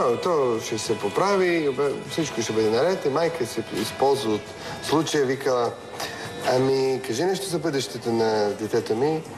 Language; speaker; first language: Bulgarian; early bilingual, heritage; Russian